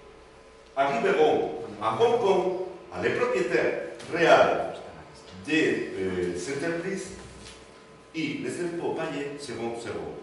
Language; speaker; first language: French; non-native, learner; Spanish